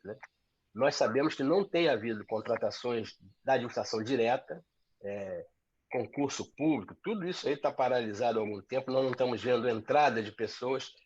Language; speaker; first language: Portuguese; native; Portuguese